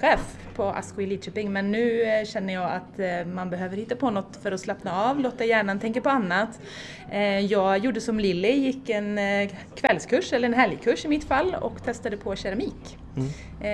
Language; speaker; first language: Swedish; native; Swedish